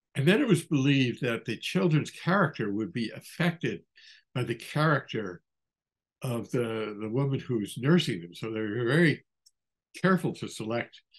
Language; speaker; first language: English; native; English